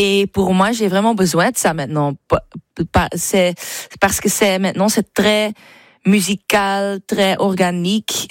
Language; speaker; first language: French; non-native, learner; Dutch